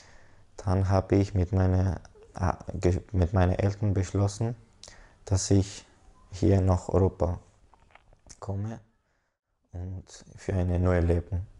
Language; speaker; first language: German; non-native, learner; Persian